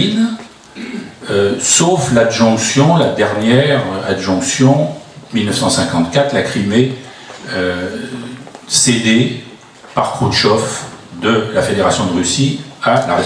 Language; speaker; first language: French; native; French